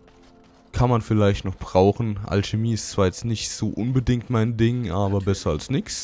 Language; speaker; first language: German; native; German